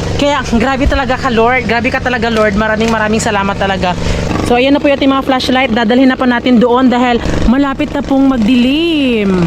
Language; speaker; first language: Filipino; non-native, local second language; Cebuano